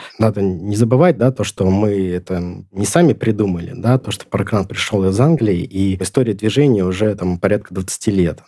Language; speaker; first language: Russian; native; Russian